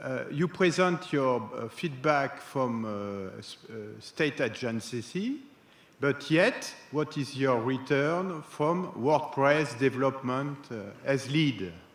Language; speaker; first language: English; non-native, learner; French